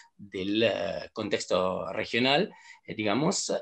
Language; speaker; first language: Spanish; non-native, fluent; Italian